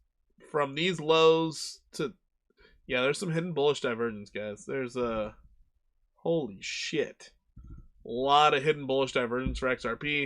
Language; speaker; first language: English; native; English